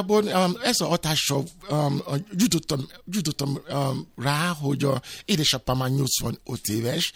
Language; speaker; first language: Hungarian; non-native, fluent; Yoruba